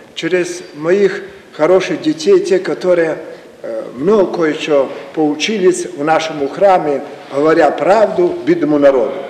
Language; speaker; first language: Russian; non-native, local second language; Ukrainian